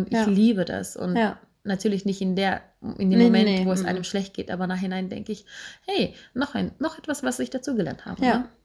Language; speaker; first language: German; native; German